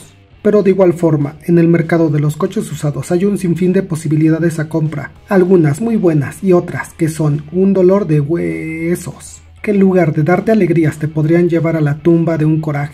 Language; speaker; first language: Spanish; native; Spanish